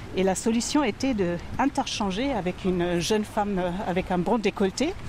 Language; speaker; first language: French; non-native, fluent; German